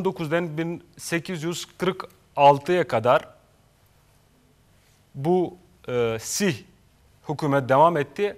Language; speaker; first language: Turkish; non-native, fluent; Kashmiri